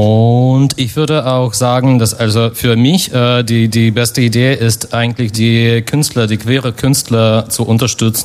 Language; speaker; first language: German; non-native, fluent; Russian